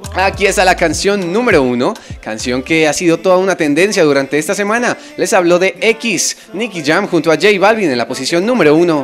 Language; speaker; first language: Spanish; native; Spanish